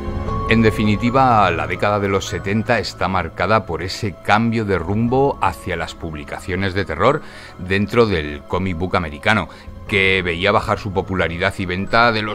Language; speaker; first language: Spanish; native; Spanish